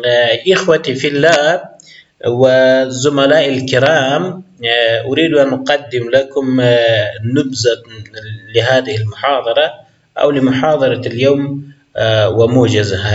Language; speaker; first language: Arabic; non-native, fluent; Persian